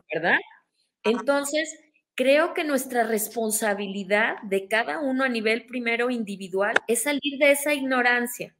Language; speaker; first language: Spanish; native; Spanish